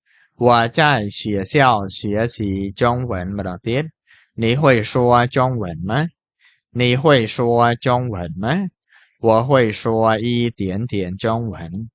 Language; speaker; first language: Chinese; non-native, fluent; Khmer